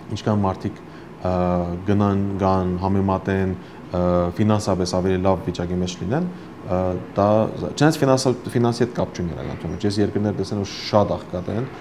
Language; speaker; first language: Armenian; early bilingual, heritage; Armenian